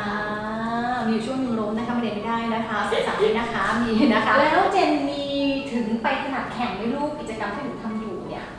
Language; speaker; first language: Thai; native; Thai